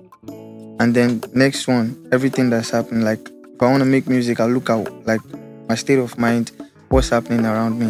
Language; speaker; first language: English; non-native, local second language; Yoruba